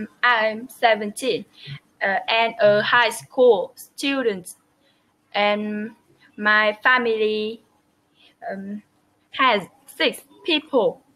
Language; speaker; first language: English; non-native, learner; Vietnamese